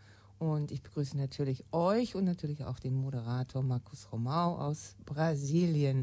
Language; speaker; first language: German; native; German